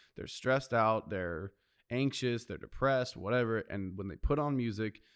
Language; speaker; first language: English; native; English